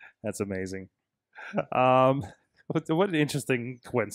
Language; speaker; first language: English; native; English